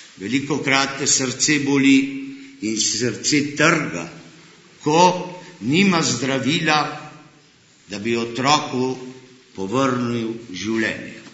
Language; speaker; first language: Slovenian; early bilingual, heritage; Slovenian